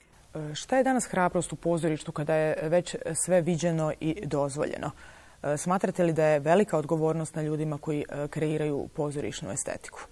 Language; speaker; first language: Serbian; native; Serbian